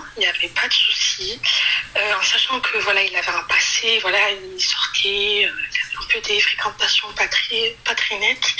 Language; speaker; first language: French; early bilingual, other home language; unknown